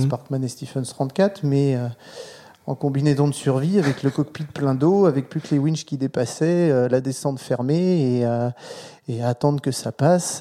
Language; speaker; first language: French; native; French